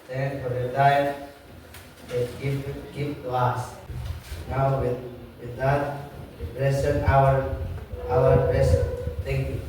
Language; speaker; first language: English; non-native, learner; Indonesian